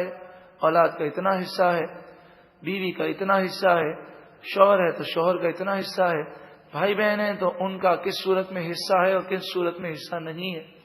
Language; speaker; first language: Urdu; native; Urdu